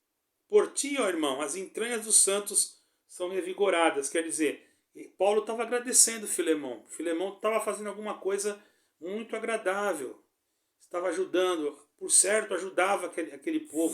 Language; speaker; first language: Portuguese; native; Portuguese